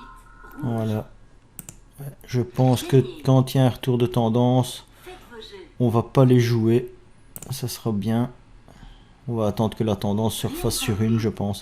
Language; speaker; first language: French; native; French